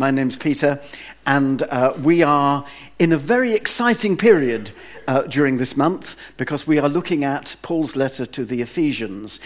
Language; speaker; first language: English; native; English